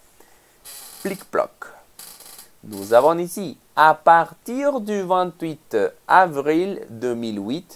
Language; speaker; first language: French; non-native, fluent; Spanish